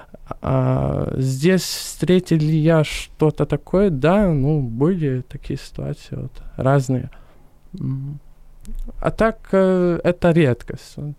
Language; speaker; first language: Russian; non-native, fluent; Arabic